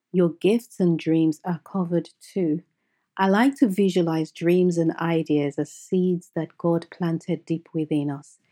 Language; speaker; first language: English; non-native, local second language; Yoruba